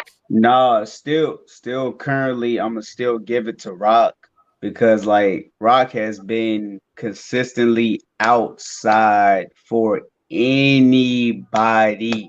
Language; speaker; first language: English; native; English